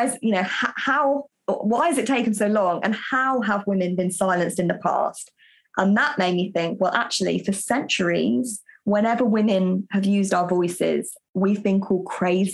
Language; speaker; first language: English; native; English